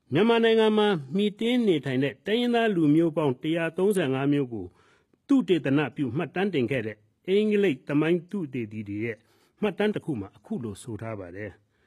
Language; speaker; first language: Burmese; non-native, local second language; Hakha Chin